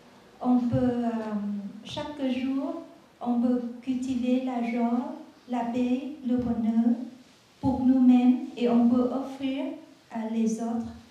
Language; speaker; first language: French; non-native, learner; Vietnamese